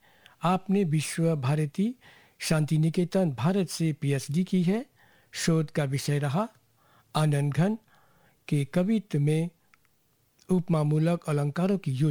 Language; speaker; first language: Hindi; native; Hindi